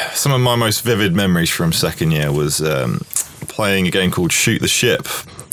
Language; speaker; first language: English; native; English